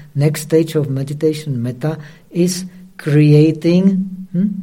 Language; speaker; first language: English; non-native, fluent; Czech